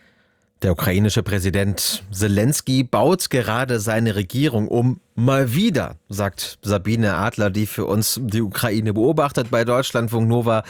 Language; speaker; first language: German; native; German